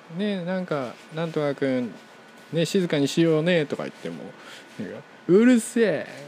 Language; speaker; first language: Japanese; non-native, fluent; Korean